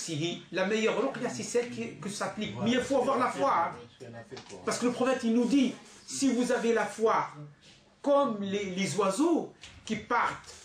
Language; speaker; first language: French; non-native, local second language; Arabic